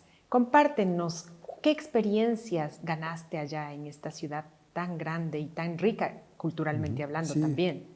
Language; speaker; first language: Spanish; native; Spanish